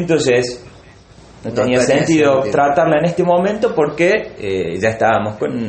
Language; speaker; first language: Spanish; native; Spanish